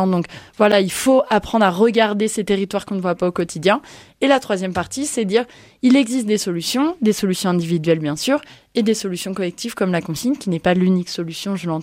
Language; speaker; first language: French; native; French